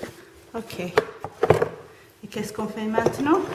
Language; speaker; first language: French; non-native, learner; English